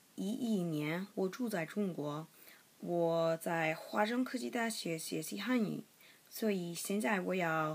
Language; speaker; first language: Chinese; non-native, learner; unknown